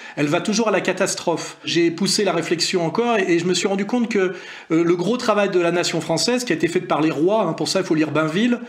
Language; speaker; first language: French; native; French